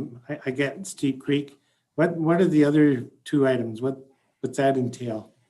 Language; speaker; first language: English; native; English